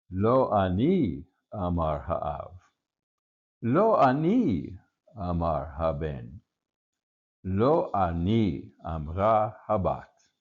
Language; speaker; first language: Hebrew; non-native, learner; English